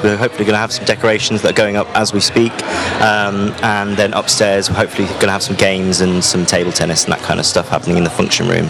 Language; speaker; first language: English; native; English